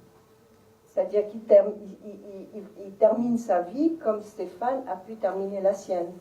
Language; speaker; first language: French; native; French